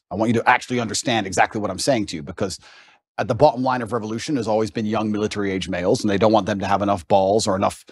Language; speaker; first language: English; native; English